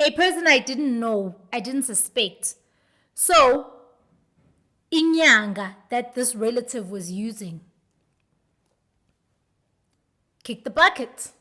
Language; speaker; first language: English; non-native, local second language; Zulu